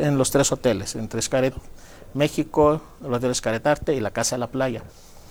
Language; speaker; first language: Spanish; non-native, fluent; Greek